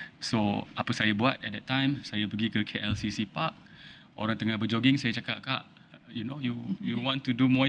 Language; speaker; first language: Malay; native; Malay